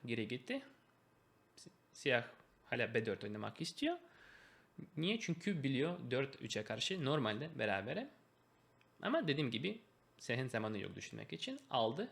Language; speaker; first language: Turkish; non-native, fluent; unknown